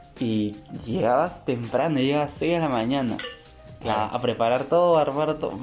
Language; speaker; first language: Spanish; native; Spanish